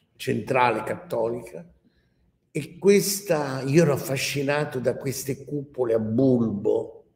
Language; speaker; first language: Italian; early bilingual, heritage; Arabic